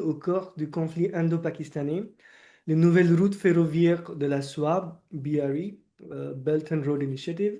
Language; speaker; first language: French; non-native, fluent; Marathi